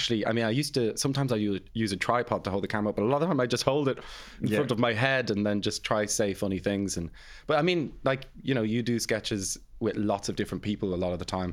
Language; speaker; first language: English; native; English